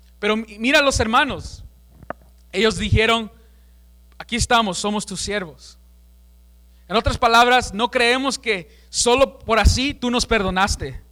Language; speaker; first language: Spanish; early bilingual, heritage; Spanish